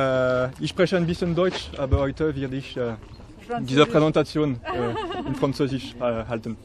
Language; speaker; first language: German; non-native, learner; French